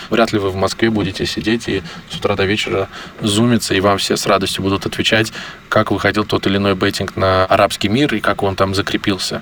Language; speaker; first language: Russian; native; Russian